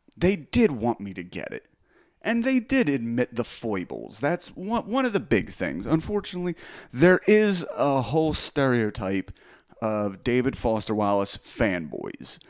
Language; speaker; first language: English; native; English